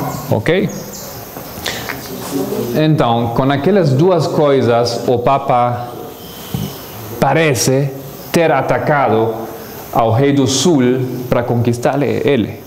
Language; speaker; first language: Portuguese; non-native, fluent; Spanish